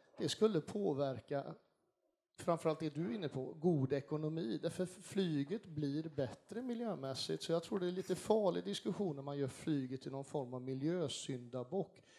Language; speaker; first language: Swedish; native; Swedish